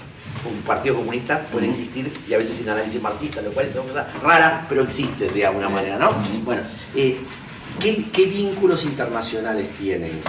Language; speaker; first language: Spanish; native; Spanish